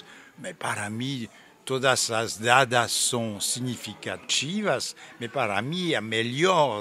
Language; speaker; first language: Portuguese; non-native, fluent; French